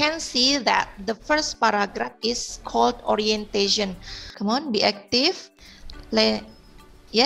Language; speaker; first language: English; non-native, learner; Indonesian